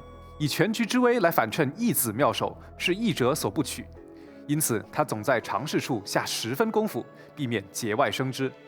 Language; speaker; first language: Chinese; native; Chinese